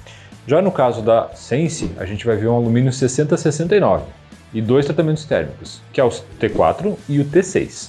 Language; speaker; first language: Portuguese; native; Portuguese